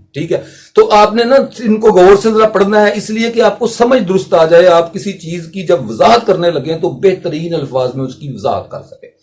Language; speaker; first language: Urdu; non-native, local second language; Punjabi